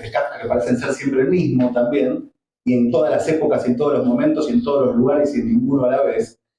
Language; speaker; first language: Spanish; native; Spanish